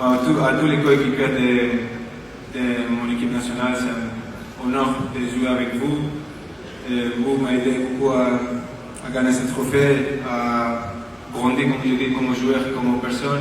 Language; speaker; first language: French; non-native, fluent; Spanish